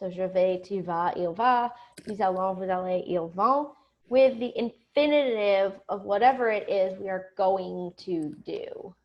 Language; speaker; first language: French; non-native, fluent; English